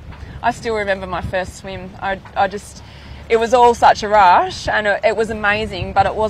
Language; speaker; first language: English; native; English